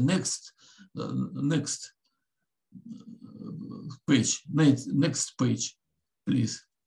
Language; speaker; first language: English; non-native, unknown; Russian